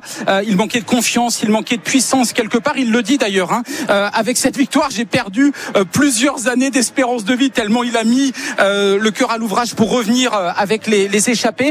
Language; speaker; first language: French; native; French